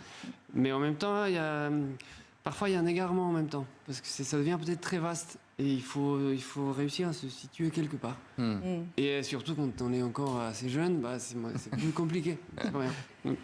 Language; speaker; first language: French; non-native, fluent; Spanish